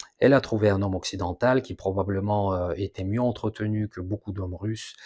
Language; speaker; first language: French; non-native, fluent; Russian